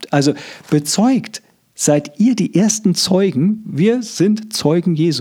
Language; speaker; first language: German; native; German